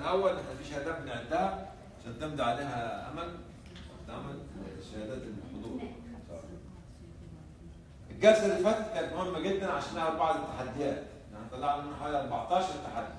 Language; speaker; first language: Arabic; native; Arabic